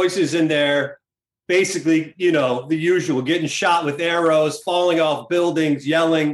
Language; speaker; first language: English; native; English